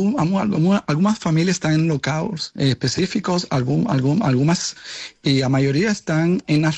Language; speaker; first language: Portuguese; non-native, learner; Spanish